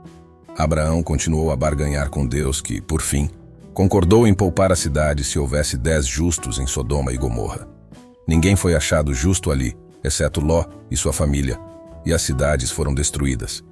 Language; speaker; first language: Portuguese; native; Portuguese